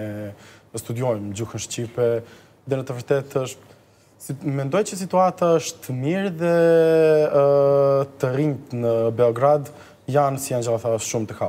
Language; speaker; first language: Albanian; non-native, learner; Serbian